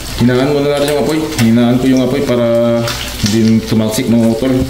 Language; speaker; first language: Filipino; non-native, local second language; Iloko